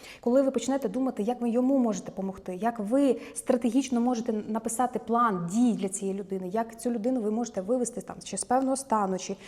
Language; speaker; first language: Ukrainian; native; Ukrainian